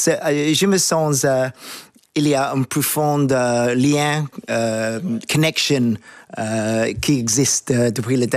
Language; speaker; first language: French; non-native, learner; English